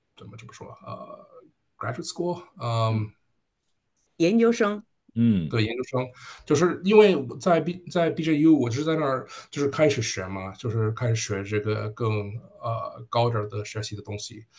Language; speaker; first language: Chinese; early bilingual, heritage; Chinese